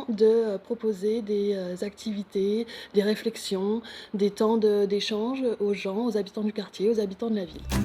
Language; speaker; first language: French; native; French